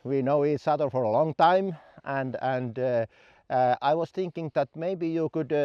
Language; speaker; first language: English; non-native, fluent; Finnish